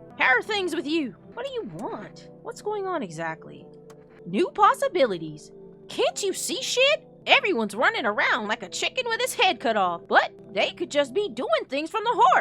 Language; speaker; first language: English; native; English